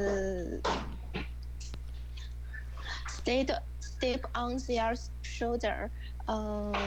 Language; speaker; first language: English; non-native, learner; Chinese